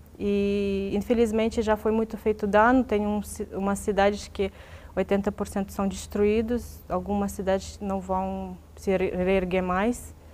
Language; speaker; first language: Portuguese; non-native, fluent; Russian